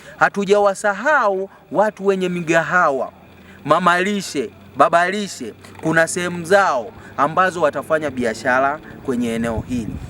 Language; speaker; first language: Swahili; native; Swahili